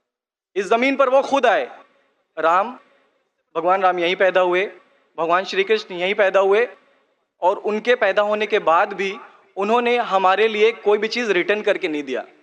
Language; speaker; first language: Hindi; native; Hindi